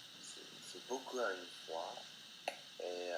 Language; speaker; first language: French; non-native, learner; English